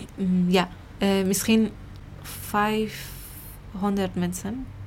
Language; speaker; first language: Dutch; non-native, learner; Persian